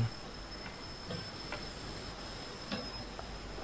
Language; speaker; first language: English; non-native, learner; Vietnamese